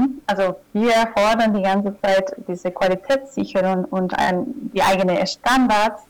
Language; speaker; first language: German; non-native, fluent; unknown